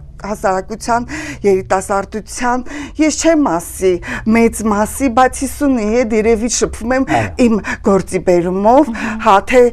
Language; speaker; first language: Armenian; native; Armenian